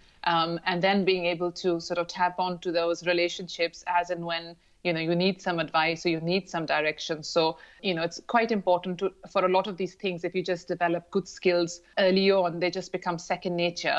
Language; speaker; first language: English; non-native, local second language; Urdu